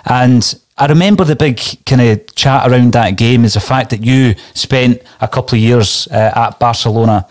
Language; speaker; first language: English; native; English